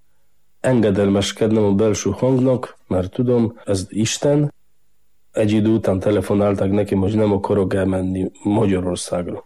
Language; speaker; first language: Hungarian; non-native, fluent; Polish